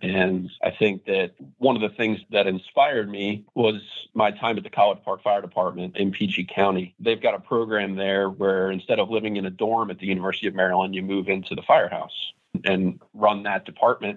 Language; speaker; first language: English; native; English